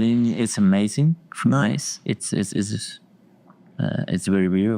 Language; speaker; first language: English; non-native, learner; Spanish